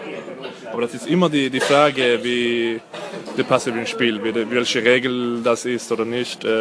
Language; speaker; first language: German; non-native, fluent; Swedish